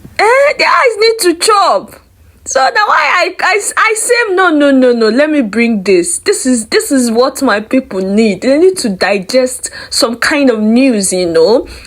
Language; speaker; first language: Nigerian Pidgin; non-native, local second language; Igbo